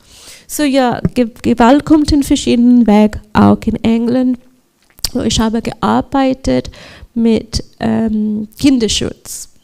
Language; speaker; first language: German; non-native, learner; English